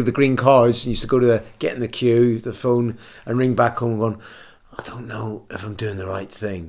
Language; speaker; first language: English; native; English